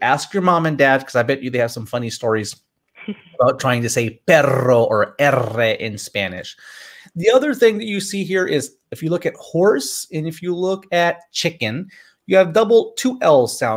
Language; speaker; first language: English; native; English